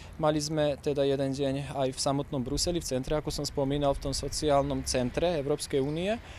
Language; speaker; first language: Slovak; native; Slovak